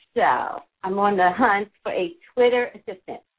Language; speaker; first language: English; native; English